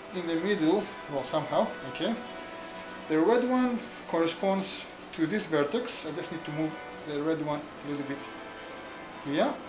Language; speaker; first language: English; non-native, fluent; Greek